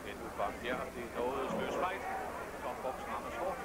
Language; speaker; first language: Danish; native; Danish